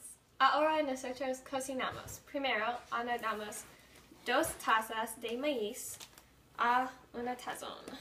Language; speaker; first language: Spanish; non-native, learner; English